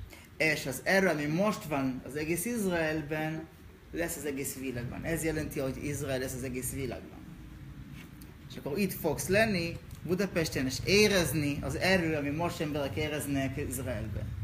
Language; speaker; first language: Hungarian; non-native, learner; Hebrew